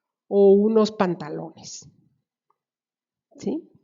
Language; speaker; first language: Spanish; native; Spanish